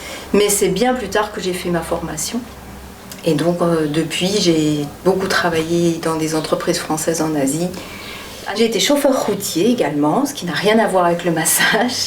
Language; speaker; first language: French; native; French